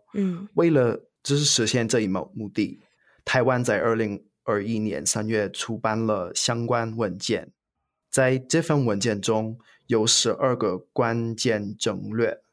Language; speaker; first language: Chinese; non-native, fluent; English